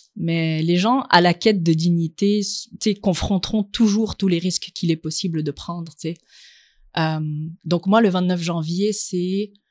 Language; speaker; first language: French; early bilingual, other home language; Arabic